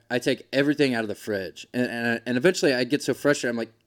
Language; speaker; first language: English; native; English